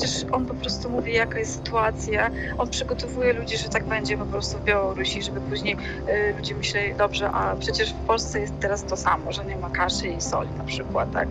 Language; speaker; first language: Polish; non-native, fluent; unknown